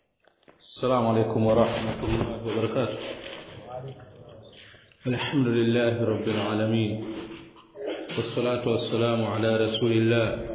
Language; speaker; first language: Arabic; non-native, fluent; Swahili